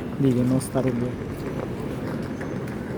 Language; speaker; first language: Russian; non-native, learner; Tajik